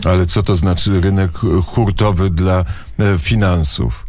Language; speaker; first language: Polish; native; Polish